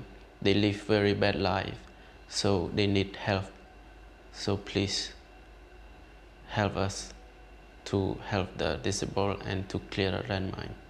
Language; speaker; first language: English; non-native, learner; Khmer